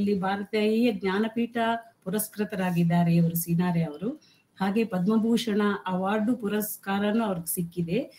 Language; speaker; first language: Kannada; non-native, local second language; Telugu